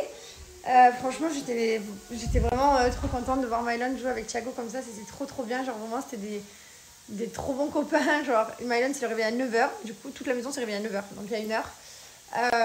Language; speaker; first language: French; native; French